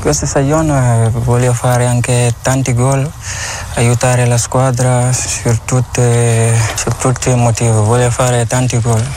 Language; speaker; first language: Italian; non-native, learner; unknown